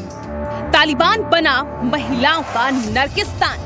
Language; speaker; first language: Hindi; native; Hindi